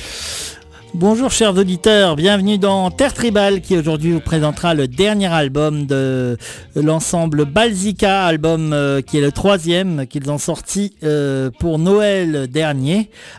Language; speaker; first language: French; native; French